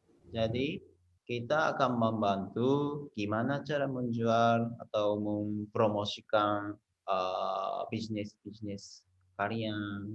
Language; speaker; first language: Indonesian; non-native, fluent; Japanese